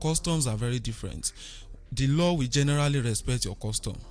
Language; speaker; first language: English; non-native, local second language; Yoruba